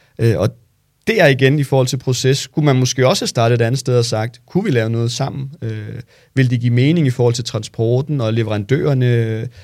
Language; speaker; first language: Danish; early bilingual, other home language; Turkish